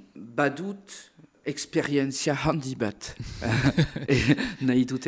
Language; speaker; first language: Basque; non-native, local second language; French